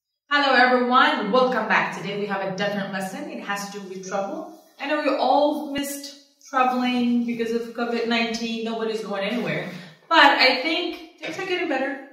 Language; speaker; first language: English; non-native, fluent; Arabic